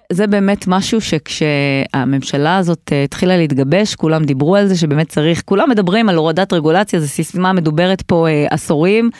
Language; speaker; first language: Hebrew; native; Hebrew